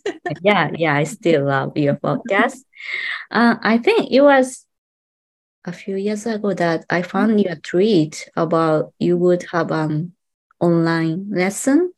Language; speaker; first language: English; non-native, learner; Japanese